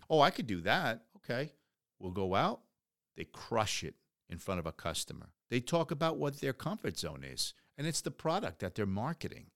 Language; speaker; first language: English; early bilingual, other home language; Spanish